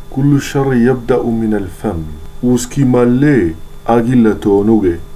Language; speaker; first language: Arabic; non-native, local second language; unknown